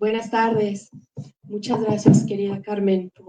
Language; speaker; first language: Spanish; native; Spanish